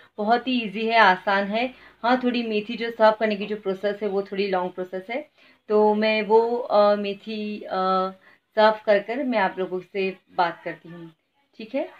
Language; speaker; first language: Hindi; non-native, local second language; Gujarati